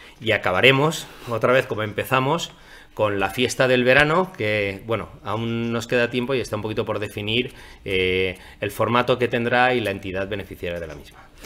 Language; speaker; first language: Spanish; non-native, local second language; Catalan